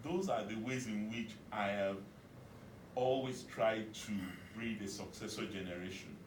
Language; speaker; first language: English; non-native, local second language; Yoruba